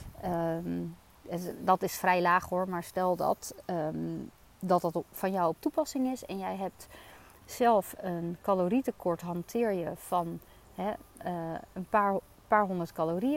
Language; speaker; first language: Dutch; native; Dutch